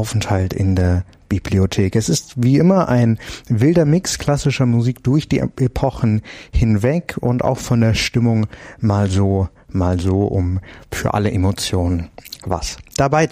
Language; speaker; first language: German; native; German